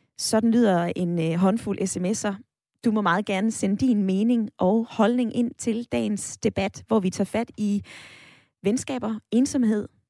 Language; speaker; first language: Danish; native; Danish